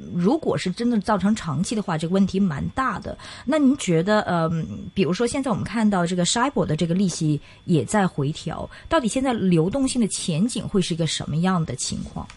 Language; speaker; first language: Chinese; non-native, local second language; Cantonese